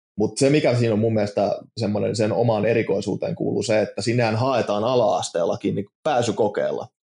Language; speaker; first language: Finnish; native; Finnish